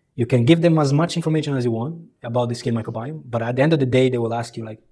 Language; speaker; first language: English; early bilingual, other home language; Albanian